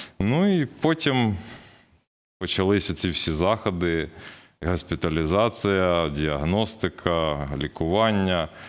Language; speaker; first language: Ukrainian; native; Ukrainian